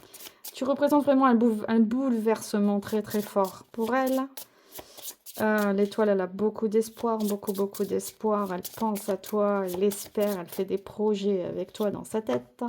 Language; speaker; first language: French; native; French